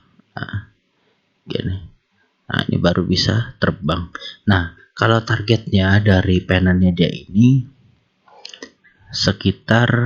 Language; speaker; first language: Indonesian; native; Indonesian